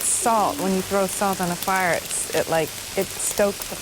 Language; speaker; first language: English; native; English